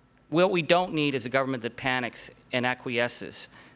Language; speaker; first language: English; native; English